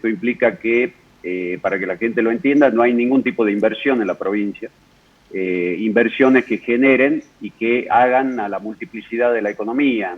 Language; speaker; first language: Spanish; native; Spanish